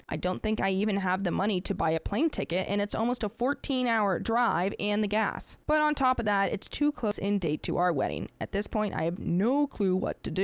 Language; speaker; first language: English; native; English